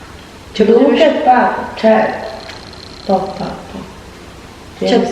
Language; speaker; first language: Albanian; early bilingual, heritage; Albanian